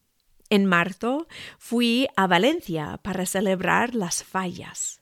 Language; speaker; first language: Spanish; non-native, fluent; English